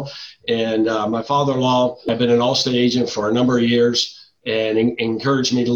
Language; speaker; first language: English; early bilingual, other home language; Dutch